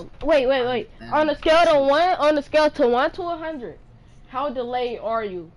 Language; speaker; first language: English; native; English